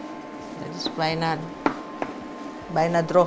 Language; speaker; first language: Dutch; non-native, learner; Indonesian